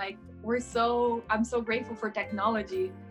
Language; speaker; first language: English; non-native, fluent; Portuguese